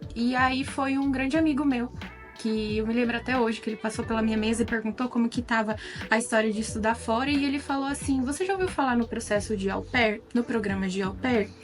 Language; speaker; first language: Portuguese; native; Portuguese